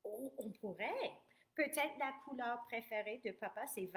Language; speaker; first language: French; non-native, fluent; English